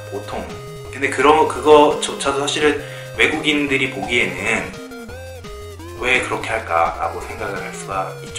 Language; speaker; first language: Korean; native; Korean